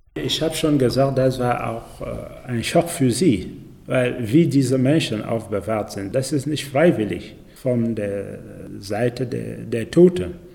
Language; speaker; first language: German; non-native, fluent; French